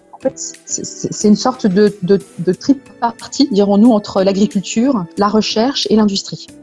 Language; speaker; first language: French; native; French